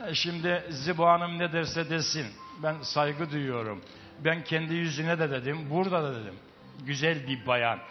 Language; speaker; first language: Turkish; native; Turkish